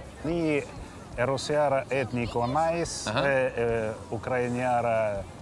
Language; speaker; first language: Basque; non-native, learner; Russian